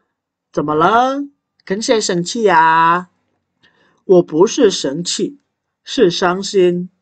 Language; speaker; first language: Chinese; non-native, fluent; Indonesian